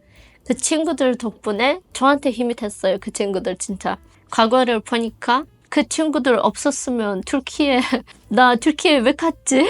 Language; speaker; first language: Korean; non-native, fluent; Azerbaijani